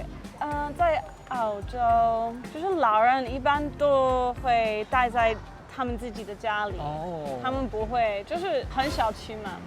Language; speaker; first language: Chinese; non-native, fluent; English